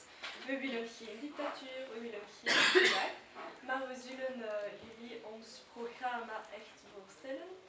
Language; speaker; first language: Dutch; non-native, learner; French